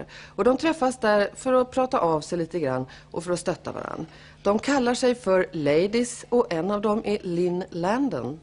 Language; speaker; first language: Swedish; native; Swedish